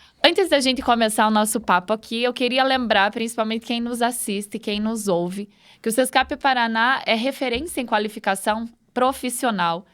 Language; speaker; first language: Portuguese; native; Portuguese